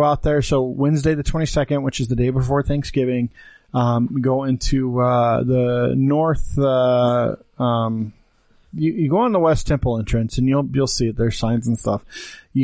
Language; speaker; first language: English; native; English